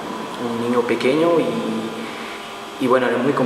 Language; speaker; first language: Spanish; non-native, learner; Portuguese